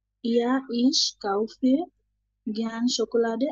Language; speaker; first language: German; non-native, learner; Bangla